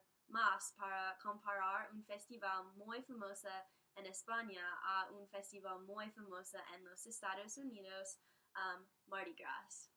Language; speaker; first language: Spanish; non-native, learner; English